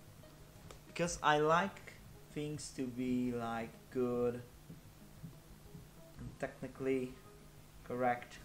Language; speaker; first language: English; non-native, fluent; Polish